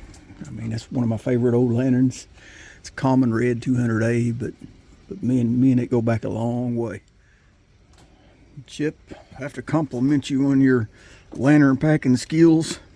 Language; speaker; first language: English; native; English